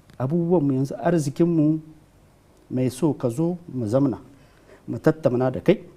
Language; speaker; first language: Hausa; non-native, local second language; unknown